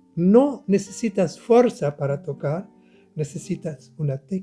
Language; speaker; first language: Spanish; non-native, learner; German